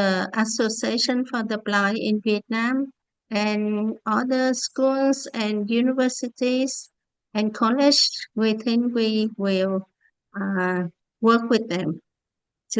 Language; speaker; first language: English; non-native, learner; Vietnamese